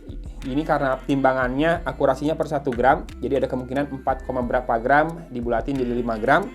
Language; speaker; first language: Indonesian; native; Indonesian